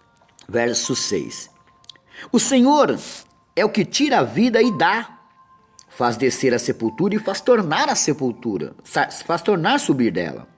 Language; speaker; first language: Portuguese; native; Portuguese